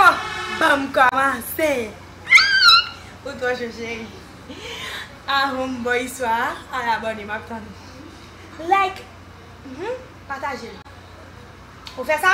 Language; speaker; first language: French; non-native, learner; Haitian Creole